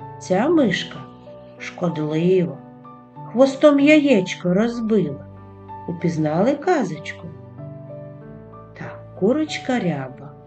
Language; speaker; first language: Ukrainian; native; Ukrainian